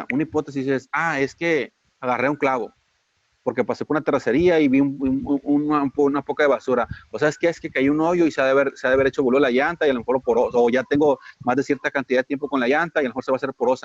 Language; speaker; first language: Spanish; native; Spanish